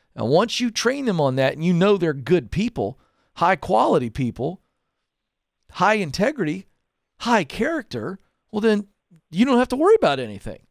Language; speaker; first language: English; native; English